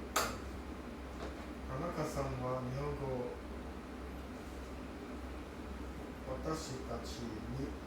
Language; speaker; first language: Japanese; non-native, learner; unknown